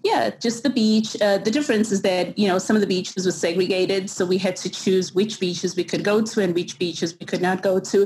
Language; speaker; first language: English; native; English